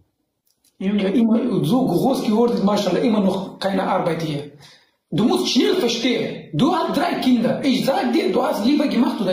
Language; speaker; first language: German; non-native, learner; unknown